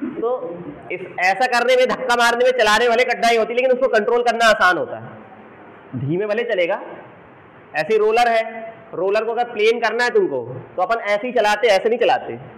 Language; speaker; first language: Hindi; native; Hindi